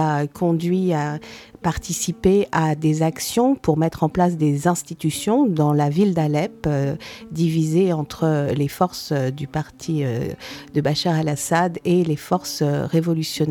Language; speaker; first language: French; native; French